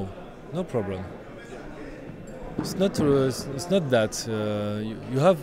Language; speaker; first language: English; non-native, learner; French